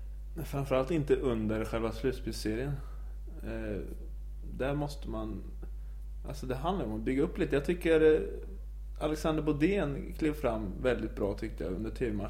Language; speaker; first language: Swedish; native; Swedish